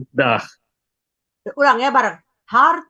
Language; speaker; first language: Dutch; non-native, fluent; Indonesian